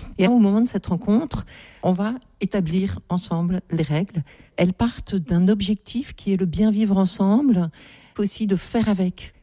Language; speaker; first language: French; native; French